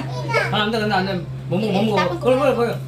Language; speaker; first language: Korean; native; Korean